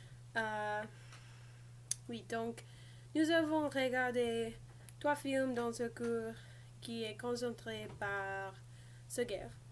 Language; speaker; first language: French; non-native, learner; English